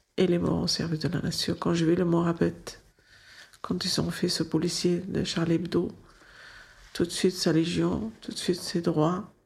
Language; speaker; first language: French; non-native, local second language; Arabic